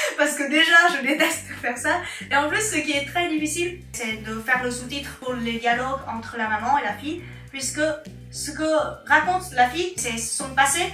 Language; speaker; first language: French; non-native, fluent; Vietnamese